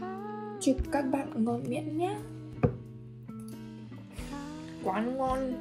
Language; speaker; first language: Vietnamese; non-native, learner; Russian